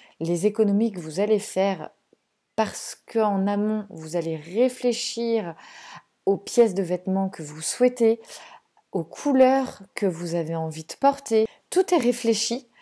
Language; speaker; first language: French; native; French